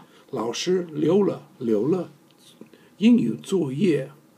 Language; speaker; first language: Chinese; non-native, fluent; English